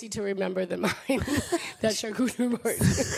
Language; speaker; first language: English; native; English